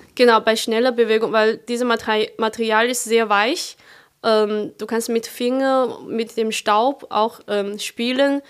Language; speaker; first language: German; non-native, fluent; Chinese